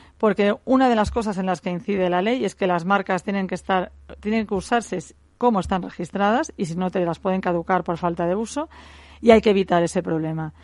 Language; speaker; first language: Spanish; native; Spanish